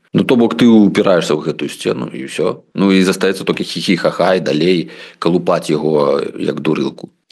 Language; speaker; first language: Belarusian; non-native, local second language; Russian